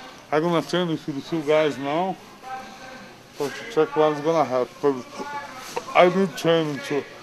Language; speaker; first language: English; non-native, learner; Portuguese